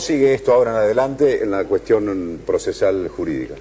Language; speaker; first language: Spanish; native; Spanish